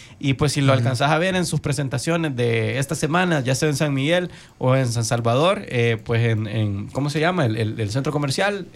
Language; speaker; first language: Spanish; native; Spanish